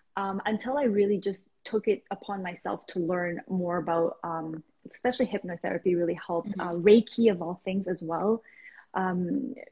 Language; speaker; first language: English; non-native, fluent; Persian